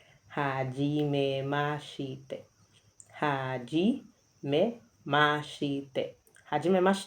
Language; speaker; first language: Japanese; non-native, learner; English